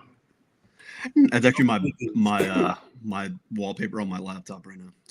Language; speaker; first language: English; native; English